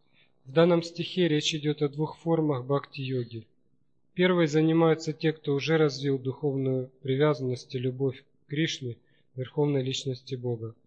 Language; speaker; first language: Russian; native; Russian